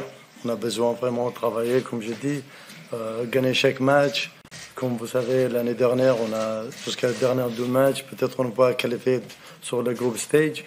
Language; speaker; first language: French; non-native, fluent; Arabic